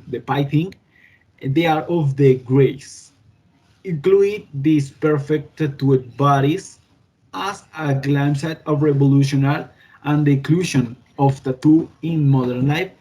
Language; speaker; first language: English; non-native, learner; Spanish